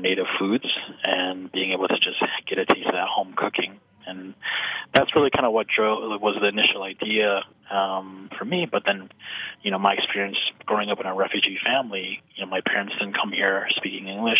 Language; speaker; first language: English; native; English